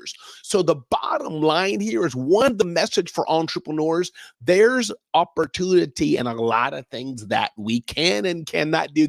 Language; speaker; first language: English; native; English